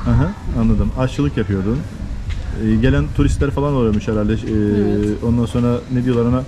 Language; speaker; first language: Turkish; native; Turkish